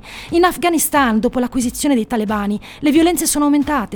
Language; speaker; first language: Italian; native; Italian